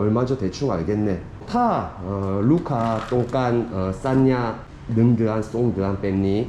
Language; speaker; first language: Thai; non-native, learner; Korean